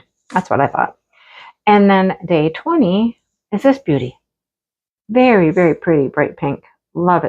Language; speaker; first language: English; native; English